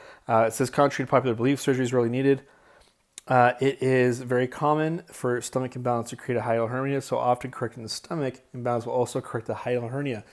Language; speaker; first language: English; native; English